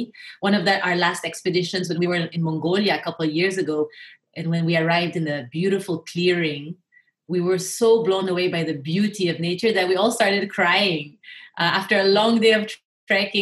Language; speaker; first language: English; non-native, local second language; French